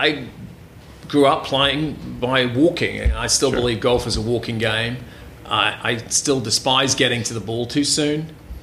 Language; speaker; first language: English; native; English